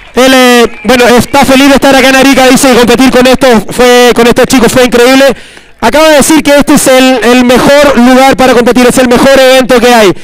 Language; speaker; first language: Spanish; native; Spanish